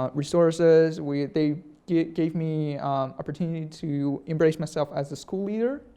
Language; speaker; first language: English; non-native, fluent; Russian